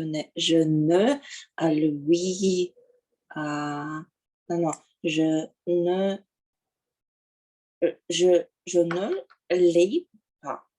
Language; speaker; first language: French; non-native, learner; Russian